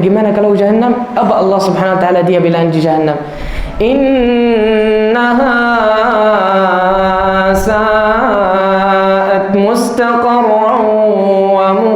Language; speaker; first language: Indonesian; non-native, learner; Arabic